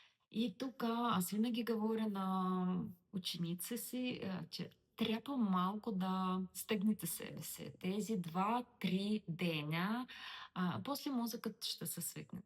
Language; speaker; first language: Bulgarian; non-native, learner; Russian